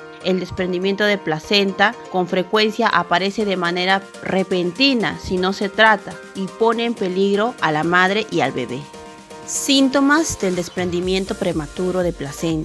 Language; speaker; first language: Spanish; native; Spanish